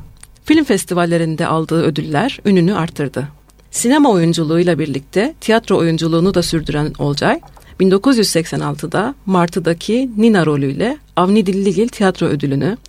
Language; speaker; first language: Turkish; native; Turkish